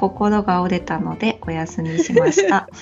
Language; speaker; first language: Japanese; native; Japanese